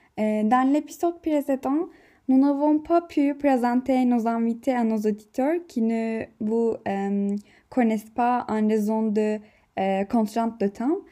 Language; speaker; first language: French; non-native, learner; Turkish